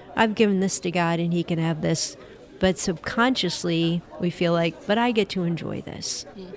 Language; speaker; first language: English; native; English